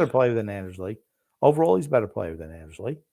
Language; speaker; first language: English; native; English